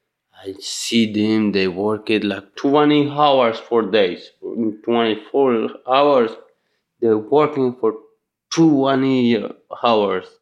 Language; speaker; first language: English; non-native, learner; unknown